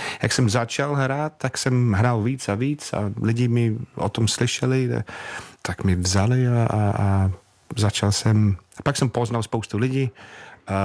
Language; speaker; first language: Czech; non-native, fluent; English